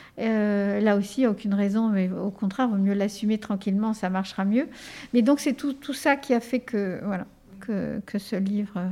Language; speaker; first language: French; early bilingual, other home language; Spanish